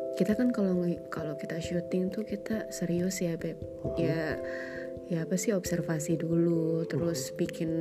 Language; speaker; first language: Indonesian; native; Indonesian